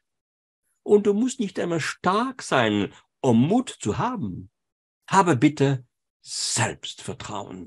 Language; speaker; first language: German; non-native, fluent; French